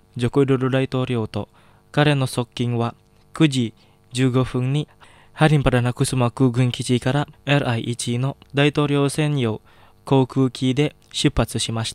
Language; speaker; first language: Japanese; non-native, fluent; Indonesian